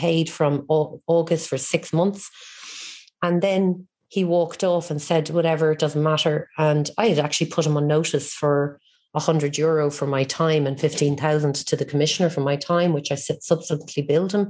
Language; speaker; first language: English; native; English